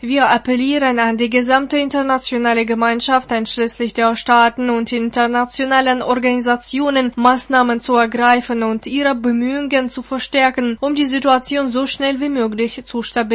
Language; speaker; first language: German; non-native, fluent; Russian